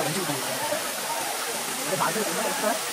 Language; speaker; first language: Indonesian; non-native, learner; Telugu